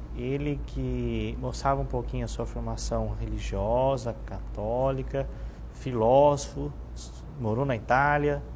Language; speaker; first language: Portuguese; native; Portuguese